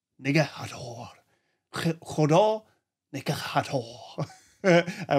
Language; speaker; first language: Persian; non-native, learner; German